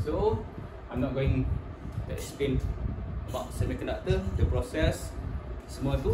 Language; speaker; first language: English; non-native, local second language; Malay